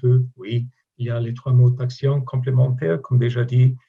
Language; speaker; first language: French; non-native, fluent; German